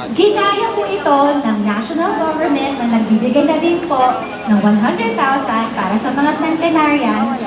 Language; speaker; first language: Filipino; native; Filipino